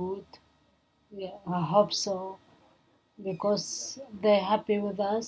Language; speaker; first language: English; non-native, learner; Arabic